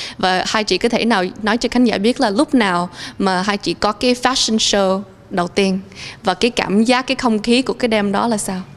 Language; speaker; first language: Vietnamese; early bilingual, heritage; Vietnamese